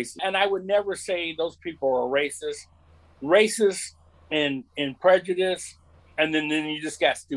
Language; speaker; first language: English; native; English